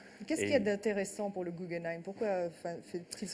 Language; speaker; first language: French; native; French